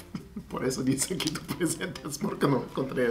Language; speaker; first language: Spanish; non-native, learner; German